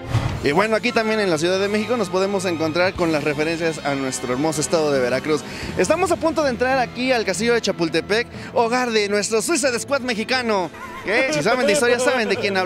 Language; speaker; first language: Spanish; native; Spanish